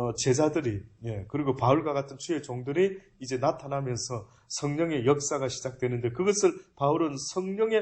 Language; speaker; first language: Korean; native; Korean